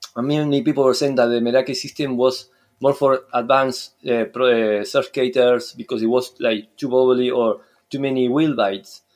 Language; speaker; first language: English; non-native, fluent; Spanish